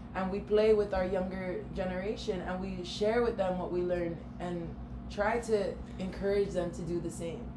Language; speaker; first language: English; native; English